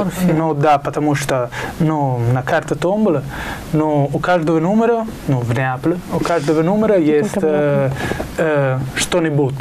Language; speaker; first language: Russian; non-native, learner; Italian